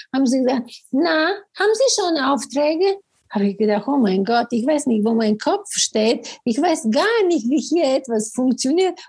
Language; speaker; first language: German; non-native, fluent; Bulgarian